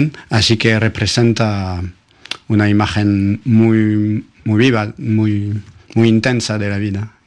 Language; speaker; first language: Spanish; non-native, fluent; French